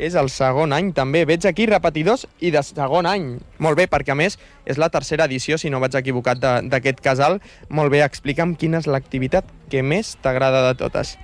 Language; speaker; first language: Catalan; native; Catalan